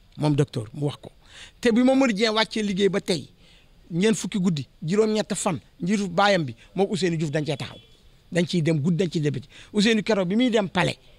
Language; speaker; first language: Wolof; non-native, local second language; Fula